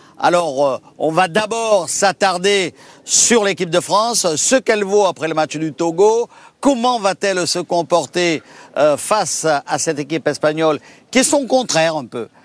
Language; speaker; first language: French; native; French